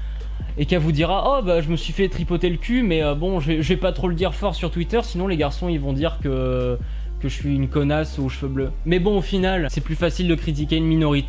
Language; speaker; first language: French; native; French